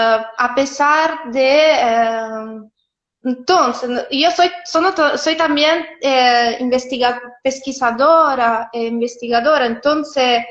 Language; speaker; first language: Spanish; non-native, fluent; Italian